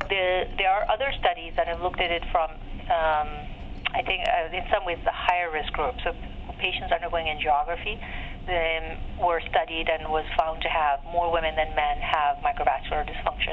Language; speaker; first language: English; non-native, local second language; Urdu